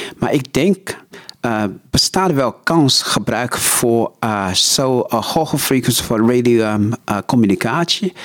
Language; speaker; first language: Dutch; non-native, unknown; Chinese